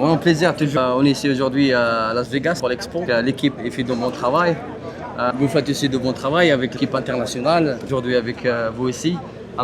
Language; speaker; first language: French; non-native, local second language; Arabic